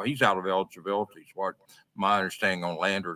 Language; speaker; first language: English; native; English